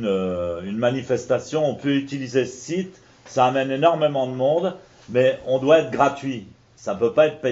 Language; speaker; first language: French; native; French